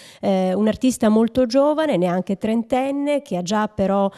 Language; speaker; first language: Italian; native; Italian